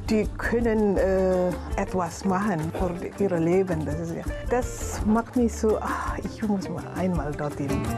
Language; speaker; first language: German; non-native, learner; Indonesian